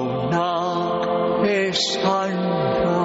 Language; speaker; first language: Basque; native; Basque